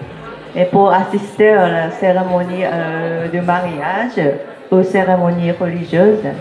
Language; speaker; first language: French; non-native, learner; Japanese